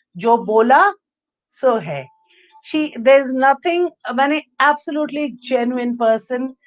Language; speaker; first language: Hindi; native; Hindi